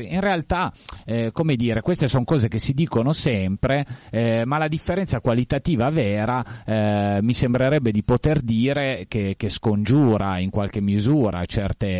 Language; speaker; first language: Italian; native; Italian